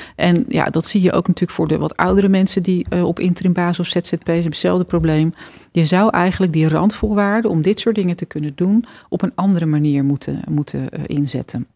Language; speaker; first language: Dutch; native; Dutch